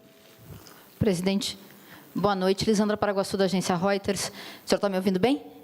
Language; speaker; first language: Portuguese; native; Portuguese